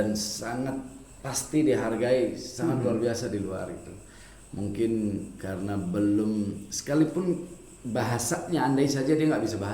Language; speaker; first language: Indonesian; non-native, fluent; English